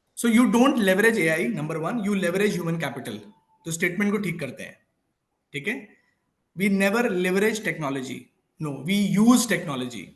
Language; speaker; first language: Hindi; native; Hindi